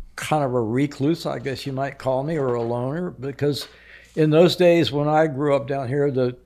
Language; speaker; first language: English; native; English